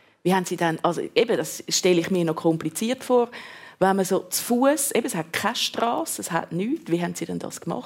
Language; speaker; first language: German; native; German